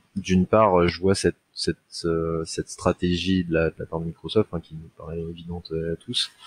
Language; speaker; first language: French; native; French